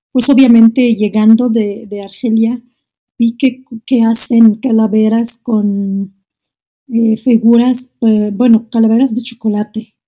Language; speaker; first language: Spanish; non-native, fluent; Arabic